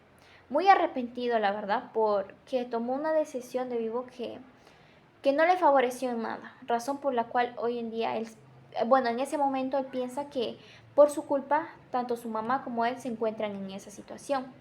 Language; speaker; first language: Spanish; native; Spanish